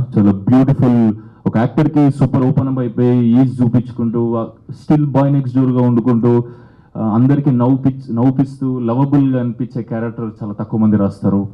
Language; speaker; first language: Telugu; native; Telugu